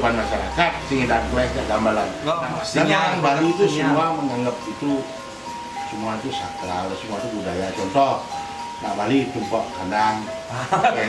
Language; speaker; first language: Indonesian; non-native, local second language; Balinese